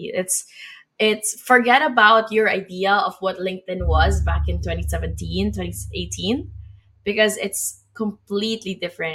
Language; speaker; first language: English; non-native, local second language; Filipino